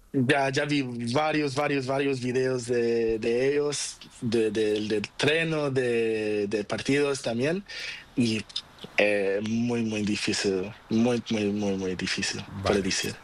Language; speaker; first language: Spanish; non-native, learner; Portuguese